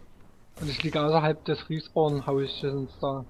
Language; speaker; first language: German; native; German